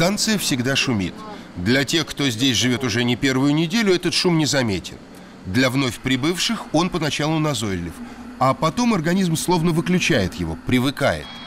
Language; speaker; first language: Russian; native; Russian